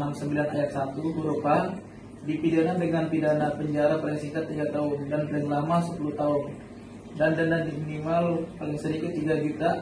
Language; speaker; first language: Indonesian; native; Indonesian